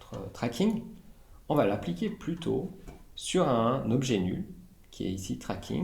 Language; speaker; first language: French; native; French